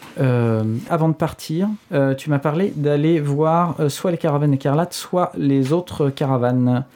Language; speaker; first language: French; native; French